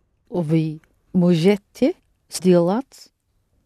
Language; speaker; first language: Russian; non-native, learner; English